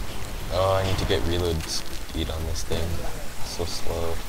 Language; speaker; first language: English; native; English